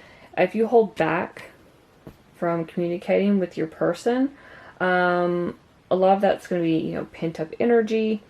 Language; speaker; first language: English; native; English